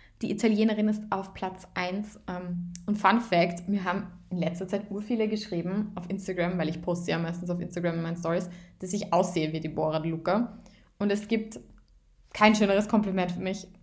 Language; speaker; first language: German; native; German